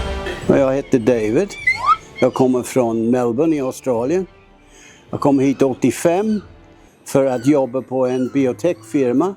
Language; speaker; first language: Swedish; non-native, fluent; English